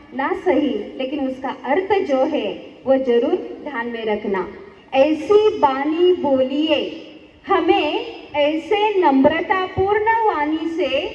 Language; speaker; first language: Hindi; non-native, local second language; Marathi